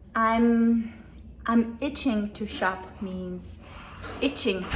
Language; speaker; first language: English; non-native, fluent; Mongolian